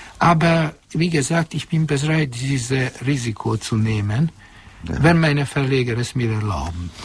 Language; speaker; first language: German; non-native, fluent; Hungarian